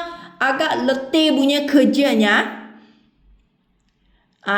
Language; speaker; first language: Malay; non-native, local second language; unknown